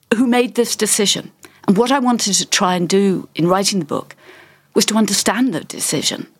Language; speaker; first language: English; native; English